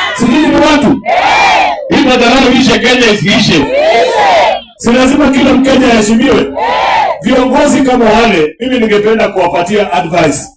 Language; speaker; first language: Swahili; non-native, local second language; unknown